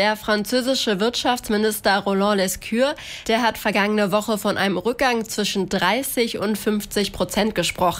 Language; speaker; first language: German; native; German